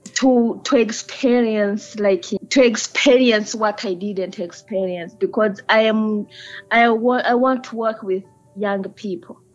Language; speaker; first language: English; early bilingual, other home language; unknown